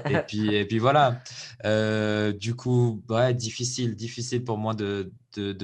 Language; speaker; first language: French; native; French